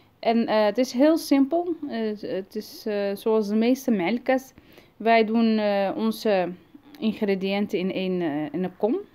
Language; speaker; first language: Dutch; early bilingual, other home language; Arabic